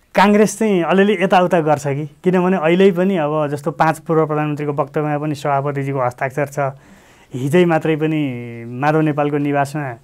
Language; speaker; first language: Nepali; native; Nepali